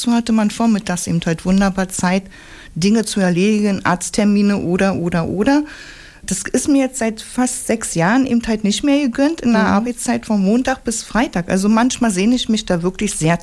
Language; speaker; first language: German; native; German